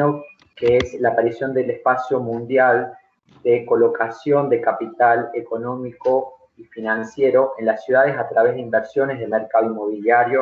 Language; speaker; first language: Spanish; native; Spanish